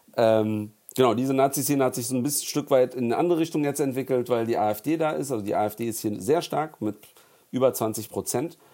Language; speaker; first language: German; early bilingual, other home language; Turkish